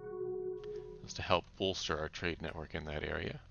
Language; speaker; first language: English; native; English